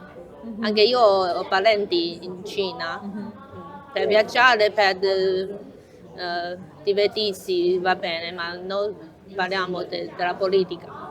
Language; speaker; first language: Italian; non-native, learner; Chinese